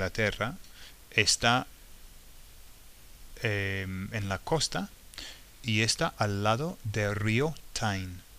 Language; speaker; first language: Spanish; non-native, fluent; English